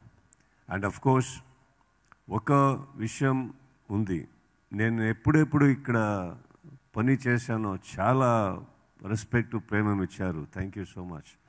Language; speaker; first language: Telugu; non-native, learner; Kannada